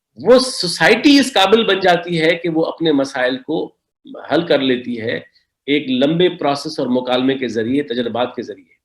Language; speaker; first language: Urdu; non-native, local second language; Sindhi